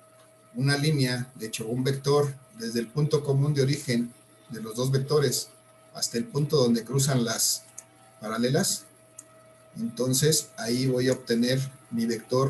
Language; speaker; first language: Spanish; native; Spanish